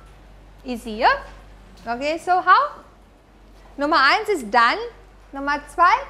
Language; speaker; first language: German; non-native, fluent; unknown